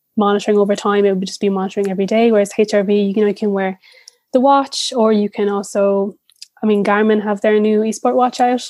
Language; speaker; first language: English; native; English